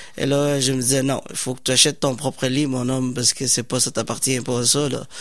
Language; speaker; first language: French; non-native, fluent; Somali